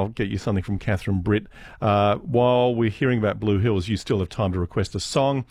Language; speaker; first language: English; native; English